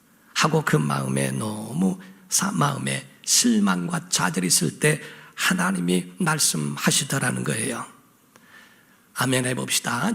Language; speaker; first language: Korean; native; Korean